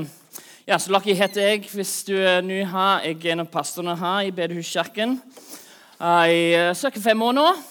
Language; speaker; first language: Norwegian; non-native, fluent; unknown